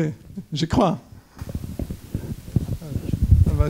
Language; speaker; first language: French; non-native, fluent; Polish